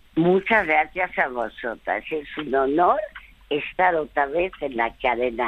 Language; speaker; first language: Spanish; early bilingual, other home language; French